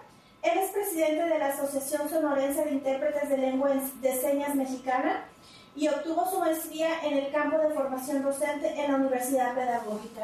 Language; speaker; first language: Spanish; native; Spanish